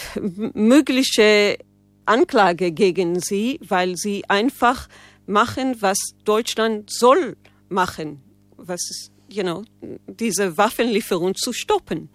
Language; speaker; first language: German; non-native, learner; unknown